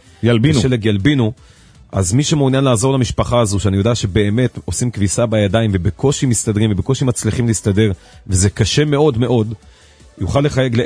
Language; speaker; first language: Hebrew; native; Hebrew